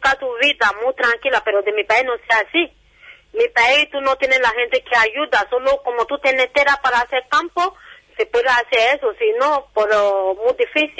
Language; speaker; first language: Spanish; non-native, learner; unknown